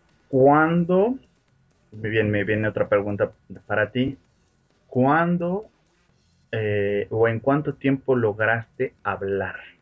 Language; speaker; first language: Spanish; native; Spanish